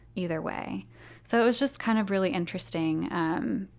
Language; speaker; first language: English; native; English